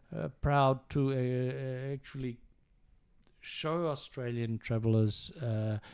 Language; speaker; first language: English; early bilingual, other home language; Croatian